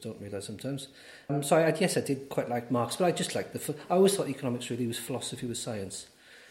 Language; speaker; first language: English; native; English